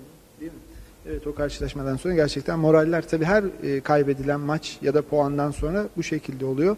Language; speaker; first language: Turkish; native; Turkish